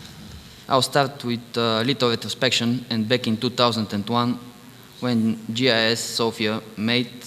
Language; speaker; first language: English; non-native, fluent; Bulgarian